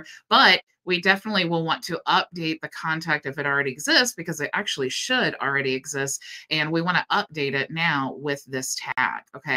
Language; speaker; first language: English; native; English